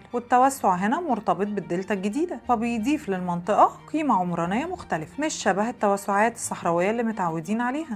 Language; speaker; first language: Arabic; native; Arabic